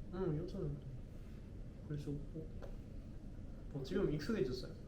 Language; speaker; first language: Korean; non-native, learner; French